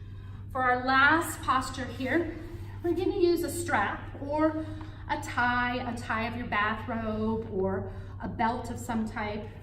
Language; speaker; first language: English; native; English